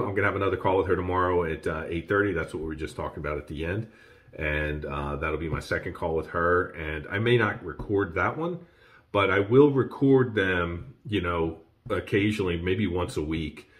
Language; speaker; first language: English; native; English